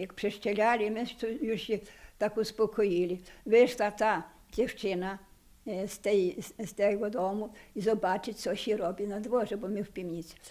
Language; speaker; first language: Polish; non-native, local second language; Ukrainian